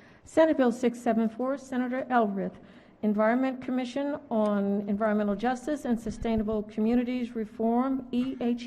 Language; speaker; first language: English; native; English